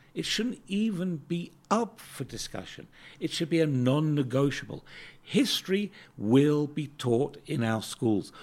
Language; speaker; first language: English; native; English